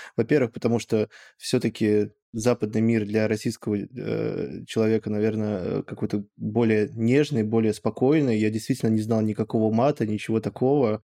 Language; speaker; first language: Russian; native; Russian